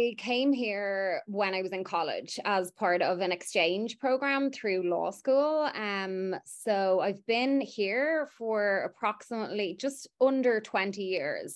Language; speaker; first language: English; native; English